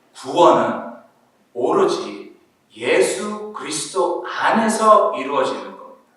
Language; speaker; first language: Korean; early bilingual, heritage; Korean